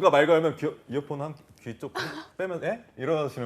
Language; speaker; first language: Korean; native; Korean